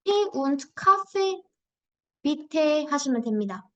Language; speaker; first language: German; non-native, fluent; Korean